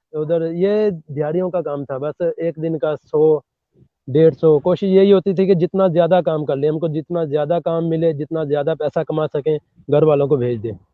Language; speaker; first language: Urdu; non-native, local second language; Punjabi